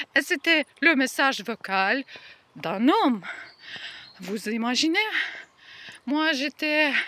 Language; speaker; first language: French; non-native, learner; Ukrainian